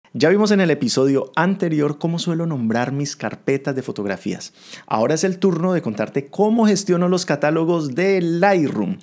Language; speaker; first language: Spanish; native; Spanish